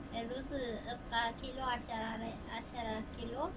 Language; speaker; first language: Arabic; non-native, learner; Amharic